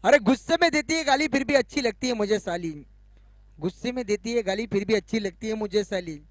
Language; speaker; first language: Hindi; non-native, local second language; Marathi